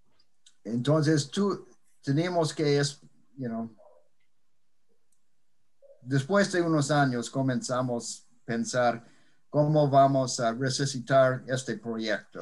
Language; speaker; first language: Spanish; non-native, fluent; English